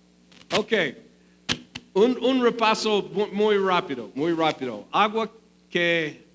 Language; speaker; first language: Spanish; non-native, fluent; English